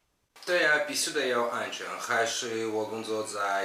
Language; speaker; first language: Chinese; non-native, learner; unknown